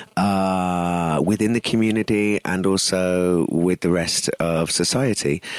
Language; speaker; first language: English; native; English